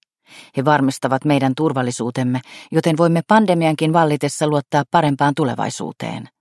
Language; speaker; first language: Finnish; native; Finnish